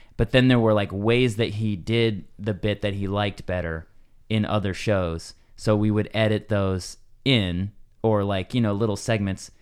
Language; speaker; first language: English; native; English